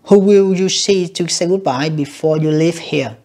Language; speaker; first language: English; non-native, fluent; Vietnamese